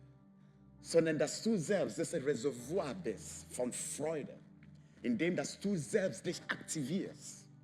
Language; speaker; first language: German; non-native, fluent; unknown